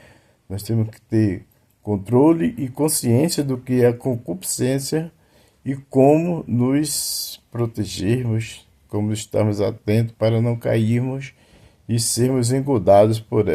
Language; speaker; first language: Portuguese; native; Portuguese